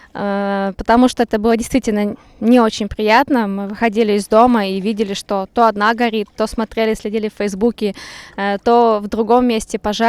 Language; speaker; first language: Russian; native; Russian